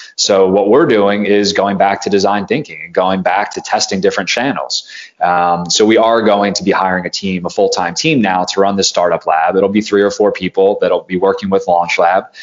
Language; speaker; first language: English; native; English